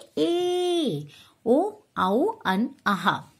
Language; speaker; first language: English; non-native, local second language; Tamil